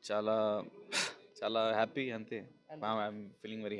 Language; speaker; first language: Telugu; non-native, local second language; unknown